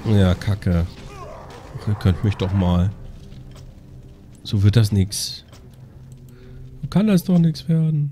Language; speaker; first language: German; native; German